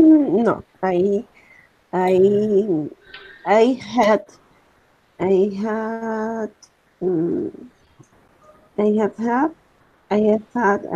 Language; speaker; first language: English; non-native, learner; Spanish